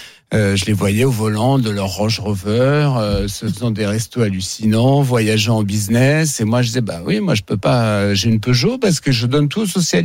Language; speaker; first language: French; native; French